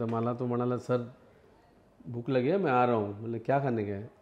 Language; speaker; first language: Hindi; non-native, local second language; Marathi